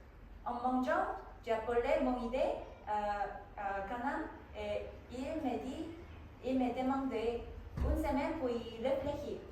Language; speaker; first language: French; non-native, learner; Korean